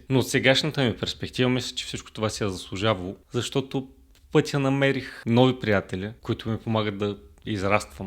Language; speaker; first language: Bulgarian; native; Bulgarian